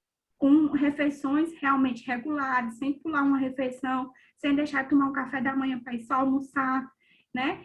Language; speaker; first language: Portuguese; native; Portuguese